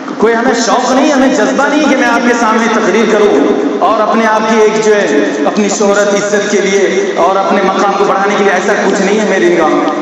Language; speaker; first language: Urdu; non-native, local second language; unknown